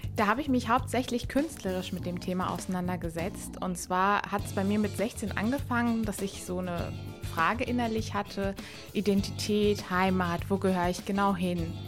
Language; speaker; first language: German; native; German